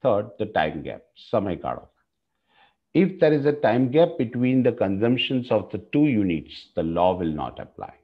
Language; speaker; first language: English; non-native, local second language; Gujarati